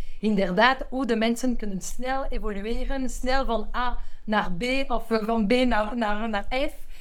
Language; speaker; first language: Dutch; non-native, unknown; French